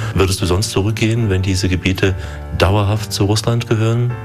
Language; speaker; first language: German; native; German